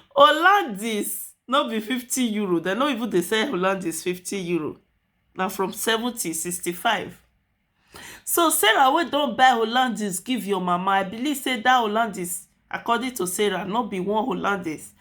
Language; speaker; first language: Nigerian Pidgin; native; Nigerian Pidgin